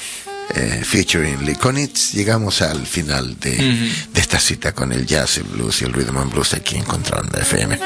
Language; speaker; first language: Spanish; native; Spanish